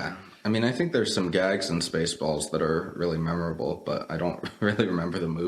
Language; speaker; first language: English; native; English